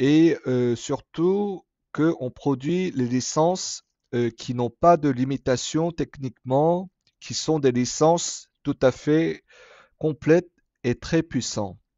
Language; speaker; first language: French; non-native, fluent; Korean